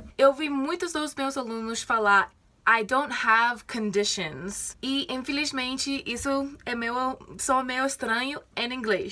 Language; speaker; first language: Portuguese; non-native, fluent; English